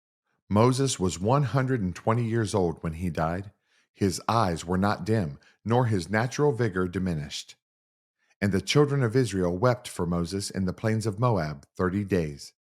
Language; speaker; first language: English; native; English